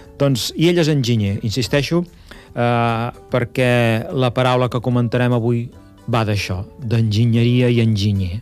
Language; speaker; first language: Catalan; native; Catalan